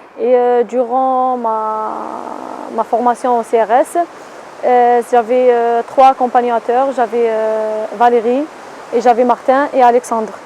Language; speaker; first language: French; non-native, local second language; Arabic